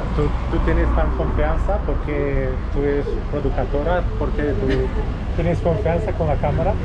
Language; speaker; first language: Spanish; non-native, learner; Romanian